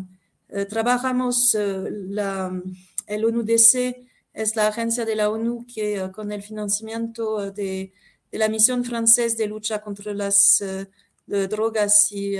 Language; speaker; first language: Spanish; non-native, fluent; French